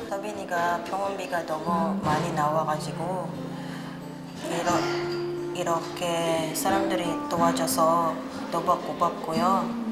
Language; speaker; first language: Korean; non-native, learner; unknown